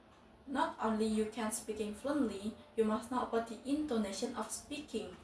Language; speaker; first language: English; non-native, fluent; Indonesian